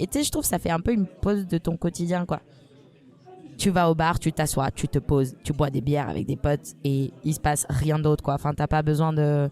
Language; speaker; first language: French; non-native, fluent; Spanish